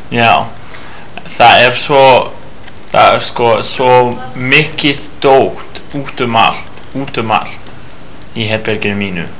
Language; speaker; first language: Icelandic; non-native, learner; English